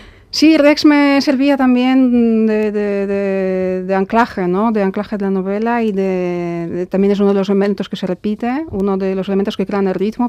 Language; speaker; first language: Spanish; non-native, fluent; Polish